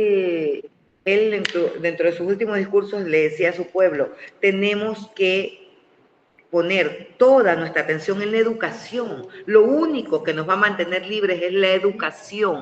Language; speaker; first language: Spanish; native; Spanish